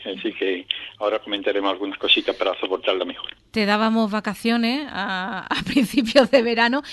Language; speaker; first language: Spanish; native; Spanish